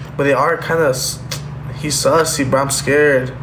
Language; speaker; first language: English; early bilingual, other home language; Spanish